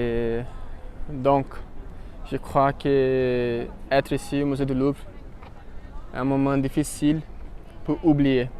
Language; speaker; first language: French; non-native, learner; Portuguese